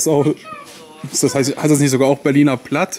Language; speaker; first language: German; native; German